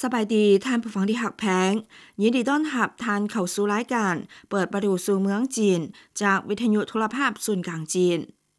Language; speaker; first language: Thai; non-native, fluent; Chinese